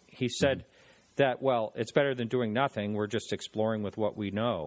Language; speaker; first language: English; native; English